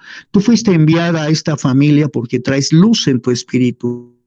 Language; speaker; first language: Spanish; native; Spanish